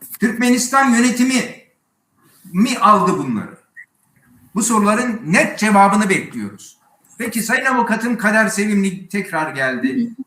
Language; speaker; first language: Turkish; native; Turkish